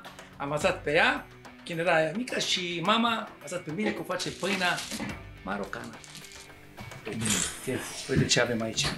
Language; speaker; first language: Romanian; non-native, learner; Arabic